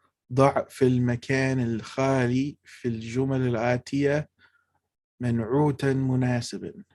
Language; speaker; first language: Arabic; non-native, fluent; English